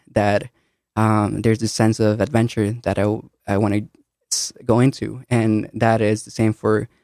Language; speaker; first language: English; early bilingual, other home language; Spanish